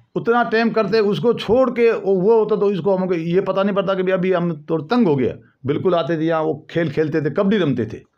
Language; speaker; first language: Hindi; native; Hindi